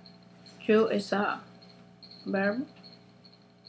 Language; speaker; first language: English; non-native, learner; Spanish